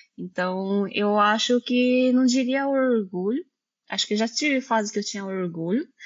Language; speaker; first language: Portuguese; early bilingual, heritage; Japanese